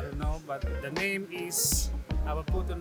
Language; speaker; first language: English; non-native, local second language; Filipino